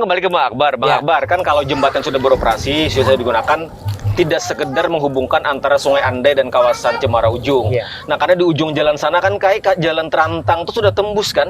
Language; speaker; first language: Indonesian; native; Indonesian